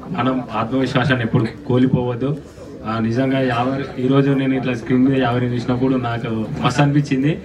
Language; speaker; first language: Telugu; native; Telugu